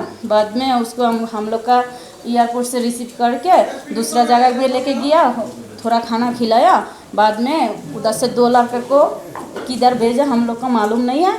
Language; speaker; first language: Hindi; non-native, learner; Bangla